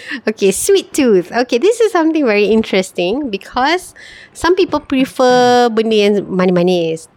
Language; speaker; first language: English; non-native, local second language; Malay